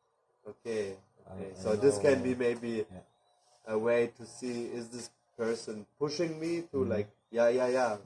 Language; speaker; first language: English; non-native, fluent; German